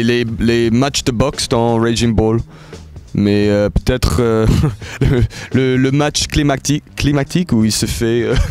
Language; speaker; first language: French; early bilingual, heritage; English